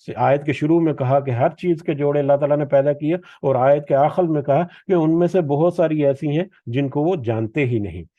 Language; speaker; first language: Urdu; native; Urdu